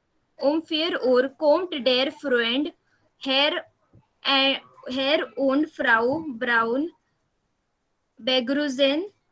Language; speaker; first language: German; non-native, learner; Marathi